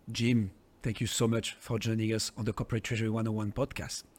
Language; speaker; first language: English; non-native, fluent; French